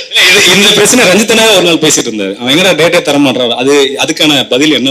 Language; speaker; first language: Tamil; native; Tamil